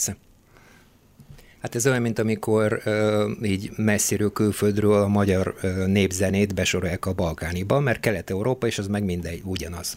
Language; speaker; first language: Hungarian; non-native, fluent; Bulgarian